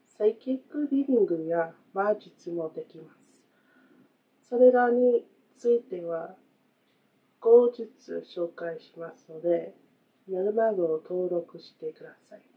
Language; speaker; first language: Japanese; non-native, fluent; English